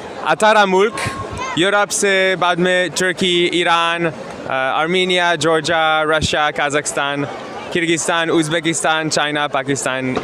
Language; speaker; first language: Hindi; non-native, learner; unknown